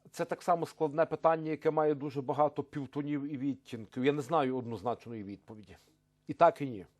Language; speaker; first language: Ukrainian; native; Ukrainian